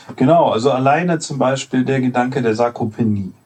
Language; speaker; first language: German; native; German